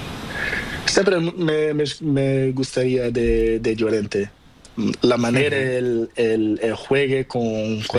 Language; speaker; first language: Spanish; non-native, learner; Portuguese